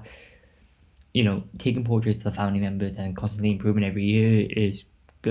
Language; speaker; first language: English; native; English